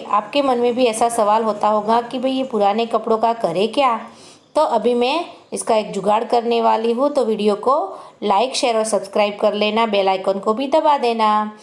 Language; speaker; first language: Hindi; non-native, local second language; Gujarati